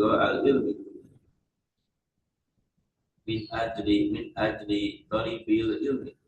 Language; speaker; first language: Arabic; non-native, learner; Indonesian